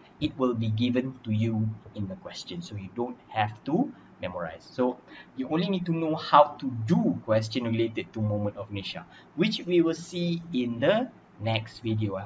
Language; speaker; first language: English; non-native, local second language; Malay